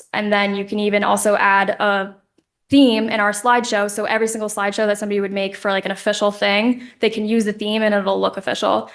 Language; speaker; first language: English; native; English